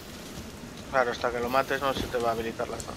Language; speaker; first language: Spanish; native; Spanish